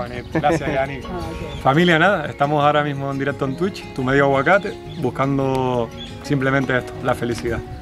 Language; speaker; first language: Spanish; native; Spanish